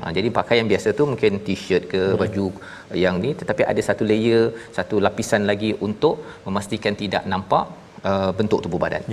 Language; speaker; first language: Malay; native; Malay